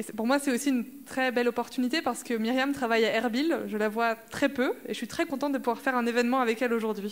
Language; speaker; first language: French; native; French